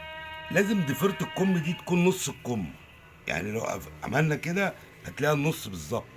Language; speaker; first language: Arabic; native; Arabic